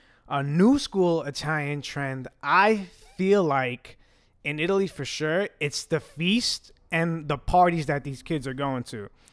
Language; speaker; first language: English; early bilingual, other home language; Italian